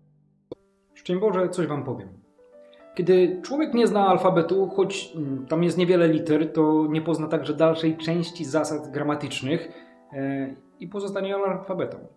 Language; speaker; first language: Polish; native; Polish